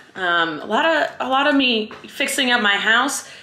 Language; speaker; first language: English; native; English